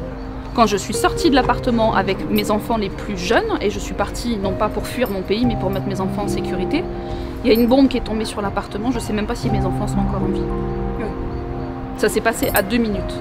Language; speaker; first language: French; native; French